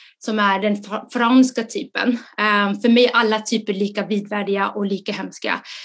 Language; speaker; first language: Swedish; early bilingual, other home language; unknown